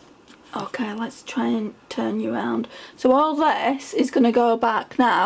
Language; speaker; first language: English; native; English